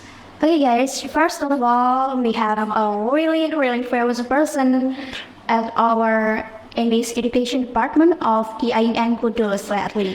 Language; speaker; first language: English; non-native, fluent; Indonesian